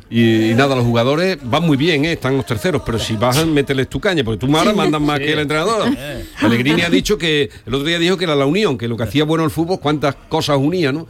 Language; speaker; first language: Spanish; native; Spanish